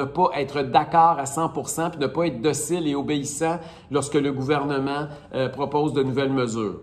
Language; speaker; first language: French; native; French